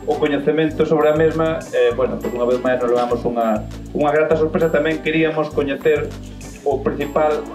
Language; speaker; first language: Galician; native; Galician